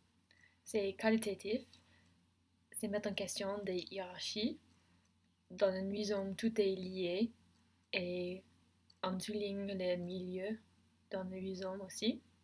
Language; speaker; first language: French; non-native, learner; English